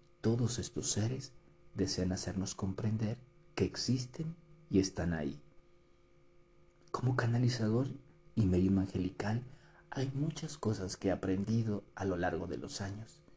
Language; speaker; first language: Spanish; native; Spanish